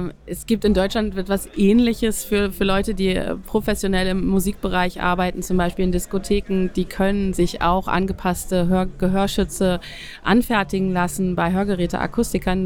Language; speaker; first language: German; native; German